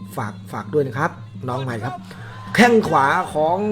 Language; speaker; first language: Thai; non-native, fluent; Khmer